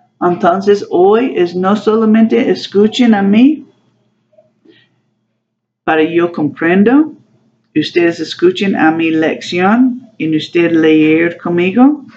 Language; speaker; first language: Spanish; non-native, learner; English